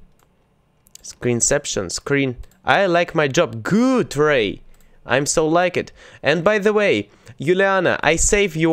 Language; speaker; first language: English; non-native, learner; Russian